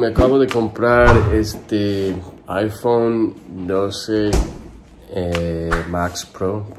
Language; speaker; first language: Spanish; non-native, fluent; English